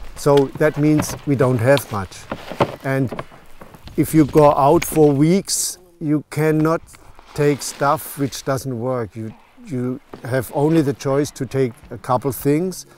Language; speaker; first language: English; non-native, fluent; German